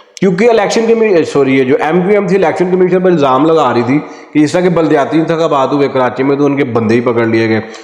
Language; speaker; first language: Urdu; non-native, local second language; Punjabi